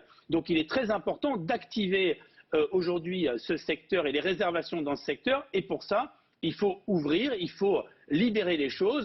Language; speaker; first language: French; native; French